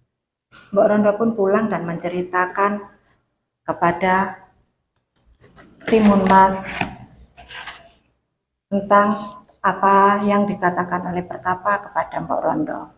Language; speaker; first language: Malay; non-native, local second language; Javanese